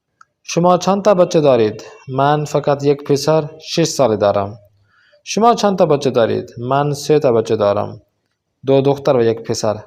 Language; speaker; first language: Persian; non-native, fluent; Urdu